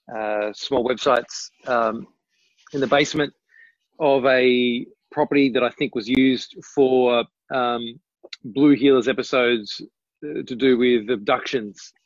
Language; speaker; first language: English; native; English